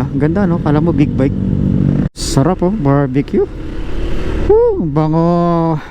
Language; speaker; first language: Filipino; native; Filipino